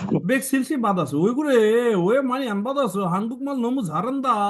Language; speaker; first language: Korean; non-native, learner; Bangla